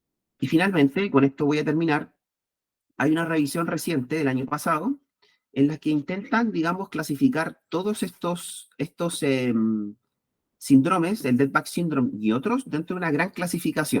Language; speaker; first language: Spanish; native; Spanish